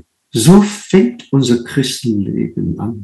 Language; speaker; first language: German; non-native, fluent; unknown